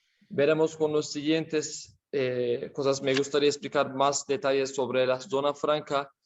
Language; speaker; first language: Spanish; non-native, learner; Turkish